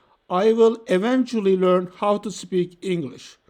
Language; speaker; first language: English; non-native, fluent; Turkish